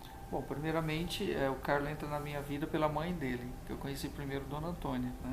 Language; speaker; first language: Portuguese; native; Portuguese